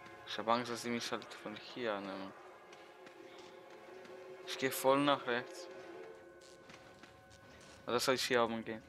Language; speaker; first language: German; early bilingual, other home language; Polish